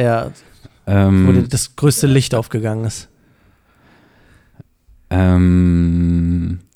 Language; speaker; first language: German; native; German